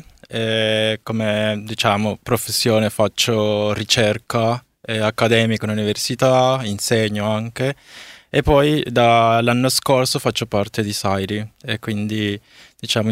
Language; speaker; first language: Italian; non-native, fluent; Spanish